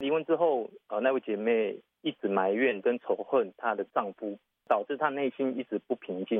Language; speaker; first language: Chinese; native; Chinese